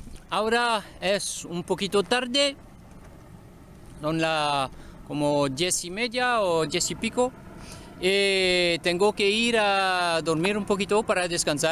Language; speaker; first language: Spanish; non-native, learner; French